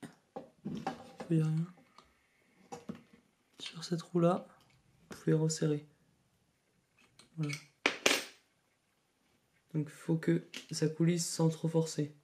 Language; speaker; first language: French; native; French